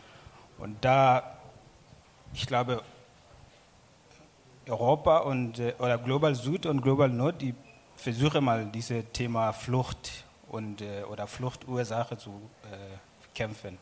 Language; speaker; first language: German; non-native, learner; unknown